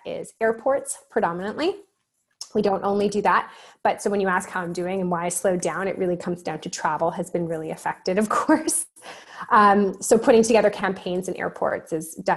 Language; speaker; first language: English; native; English